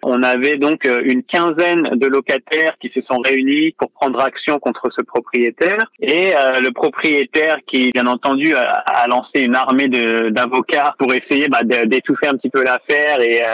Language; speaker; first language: French; native; French